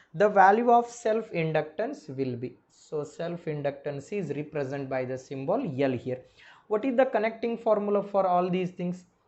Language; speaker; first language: English; non-native, local second language; Kannada